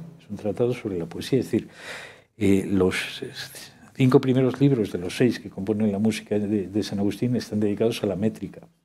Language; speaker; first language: Spanish; native; Spanish